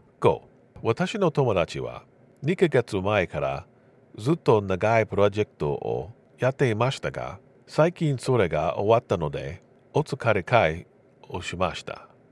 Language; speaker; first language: Japanese; non-native, learner; English